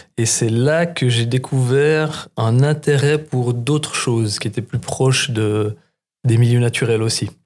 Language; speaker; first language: French; native; French